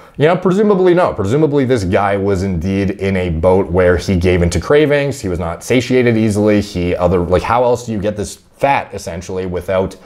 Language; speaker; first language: English; native; English